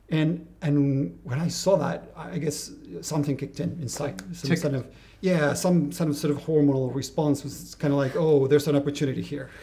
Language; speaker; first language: English; non-native, fluent; Spanish